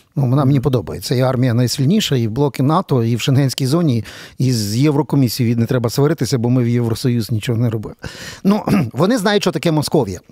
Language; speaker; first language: Ukrainian; native; Ukrainian